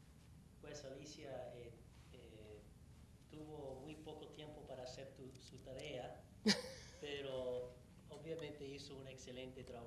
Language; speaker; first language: Spanish; non-native, fluent; English